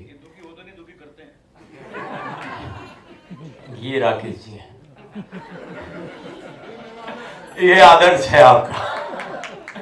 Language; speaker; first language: Hindi; native; Hindi